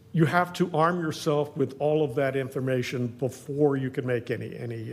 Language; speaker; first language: English; native; English